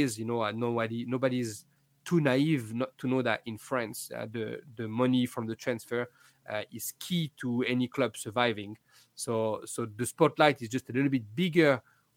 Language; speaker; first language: English; non-native, fluent; French